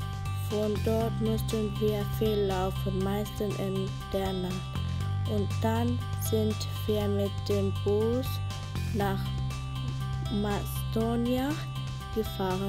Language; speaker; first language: German; early bilingual, other home language; Arabic